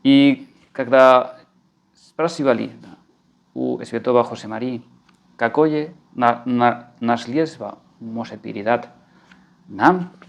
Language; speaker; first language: Russian; non-native, fluent; Spanish